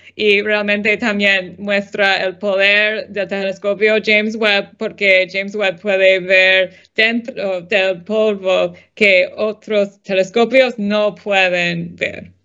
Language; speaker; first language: Spanish; non-native, fluent; English